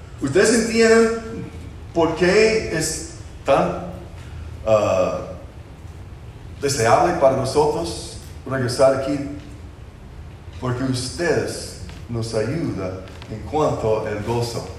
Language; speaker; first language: Spanish; non-native, fluent; English